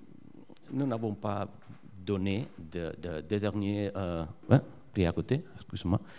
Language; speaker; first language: French; non-native, learner; Catalan